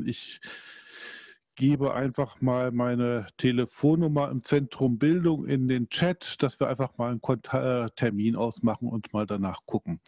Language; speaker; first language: German; native; German